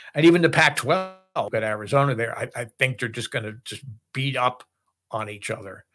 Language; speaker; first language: English; native; English